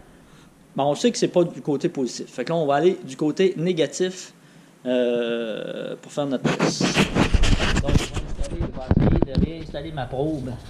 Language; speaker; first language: French; native; French